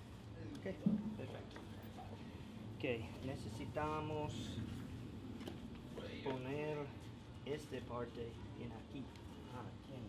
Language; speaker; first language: Spanish; non-native, learner; English